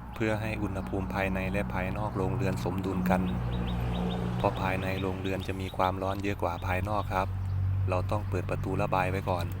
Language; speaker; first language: Thai; non-native, local second language; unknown